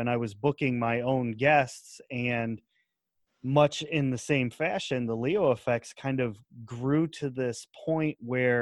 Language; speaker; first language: English; native; English